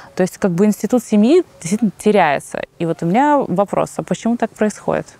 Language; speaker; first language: Russian; native; Russian